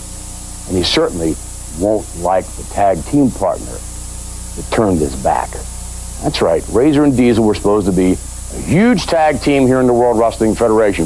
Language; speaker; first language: English; native; English